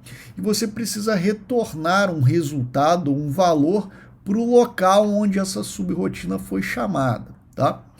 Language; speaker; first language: Portuguese; native; Portuguese